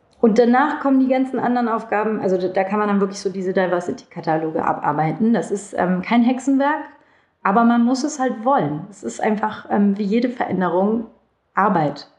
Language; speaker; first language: German; early bilingual, other home language; Turkish